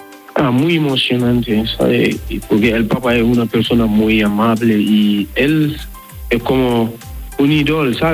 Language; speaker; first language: Spanish; non-native, learner; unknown